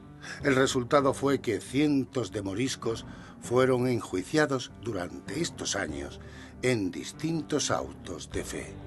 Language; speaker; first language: Spanish; native; Spanish